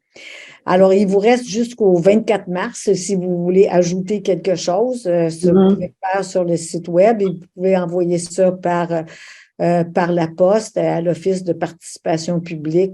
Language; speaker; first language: French; native; French